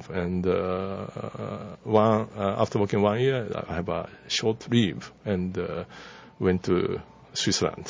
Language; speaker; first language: English; non-native, learner; Japanese